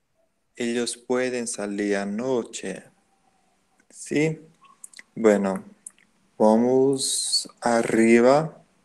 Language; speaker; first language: Spanish; non-native, learner; Portuguese